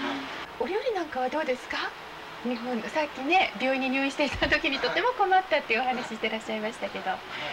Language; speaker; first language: Japanese; native; Japanese